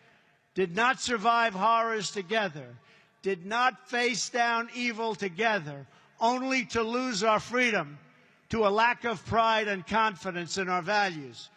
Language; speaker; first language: English; native; English